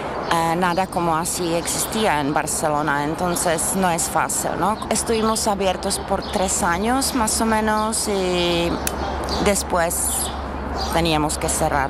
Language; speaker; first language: Spanish; non-native, fluent; Czech